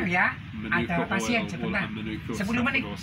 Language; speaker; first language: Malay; non-native, local second language; Javanese